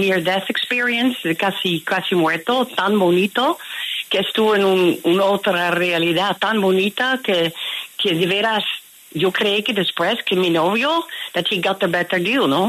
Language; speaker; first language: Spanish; non-native, fluent; Dutch